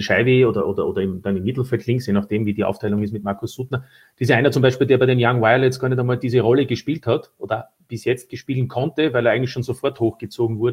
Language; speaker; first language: German; native; German